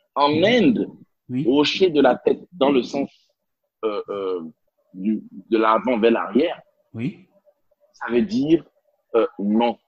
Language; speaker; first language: French; non-native, local second language; Spanish